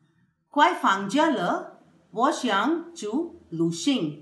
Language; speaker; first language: Chinese; non-native, learner; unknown